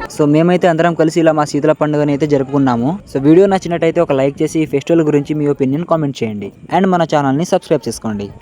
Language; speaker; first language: Telugu; non-native, local second language; Lambadi